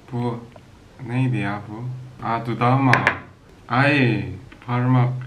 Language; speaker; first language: Turkish; non-native, learner; Korean